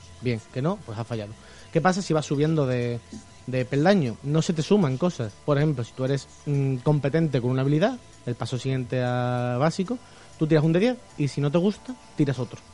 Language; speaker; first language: Spanish; native; Spanish